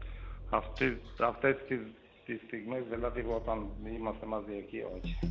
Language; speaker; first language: Greek; non-native, learner; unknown